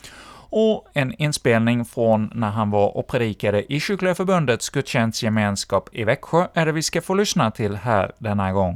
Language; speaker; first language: Swedish; native; Swedish